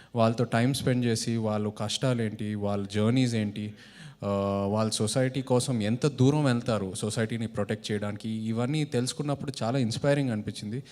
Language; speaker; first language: Telugu; native; Telugu